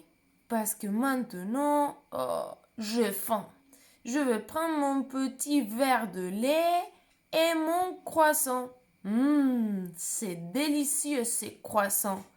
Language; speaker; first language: French; non-native, fluent; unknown